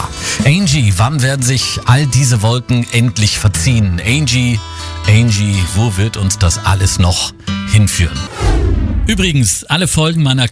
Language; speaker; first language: German; native; German